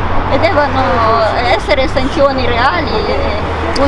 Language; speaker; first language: Italian; non-native, learner; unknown